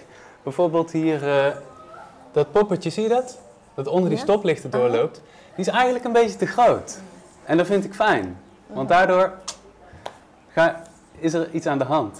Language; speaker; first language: Dutch; native; Dutch